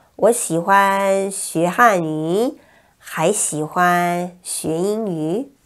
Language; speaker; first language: Chinese; non-native, fluent; Korean